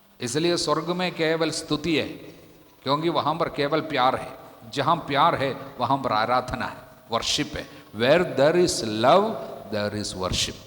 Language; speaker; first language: Hindi; non-native, local second language; Malayalam